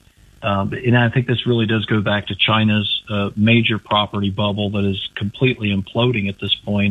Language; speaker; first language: English; native; English